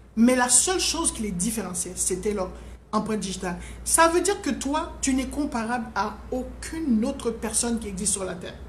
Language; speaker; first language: French; non-native, local second language; Haitian Creole